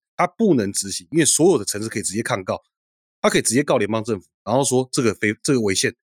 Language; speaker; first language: Chinese; native; Chinese